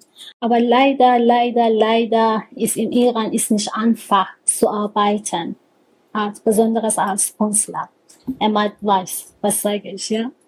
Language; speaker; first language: German; non-native, learner; Persian